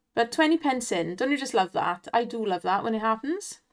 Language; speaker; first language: English; native; English